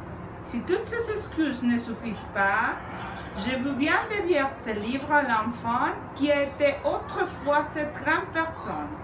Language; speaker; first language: French; non-native, fluent; Spanish